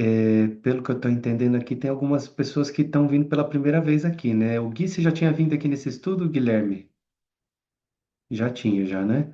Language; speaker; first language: Portuguese; native; Portuguese